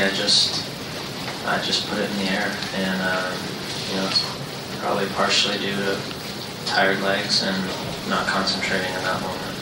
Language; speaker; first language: English; native; English